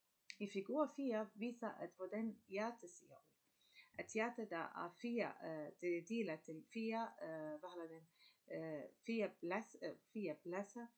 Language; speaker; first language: Danish; non-native, learner; Arabic